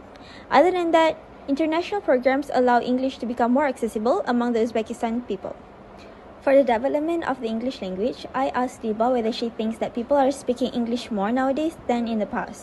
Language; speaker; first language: English; non-native, fluent; Uzbek